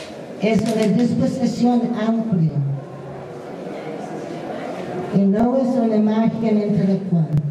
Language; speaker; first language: Spanish; non-native, fluent; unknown